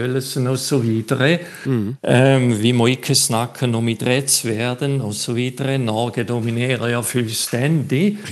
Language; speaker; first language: Norwegian; non-native, fluent; German